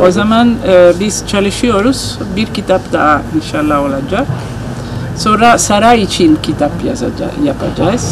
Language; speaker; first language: Turkish; non-native, learner; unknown